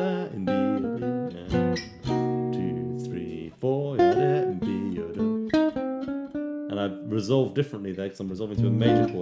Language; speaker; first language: English; native; English